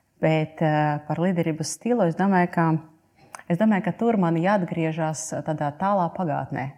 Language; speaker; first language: Latvian; non-native, local second language; Russian